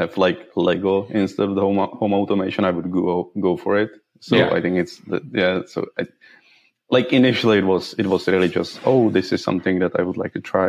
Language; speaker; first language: English; non-native, fluent; Czech